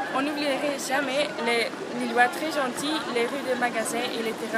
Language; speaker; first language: French; non-native, learner; Dutch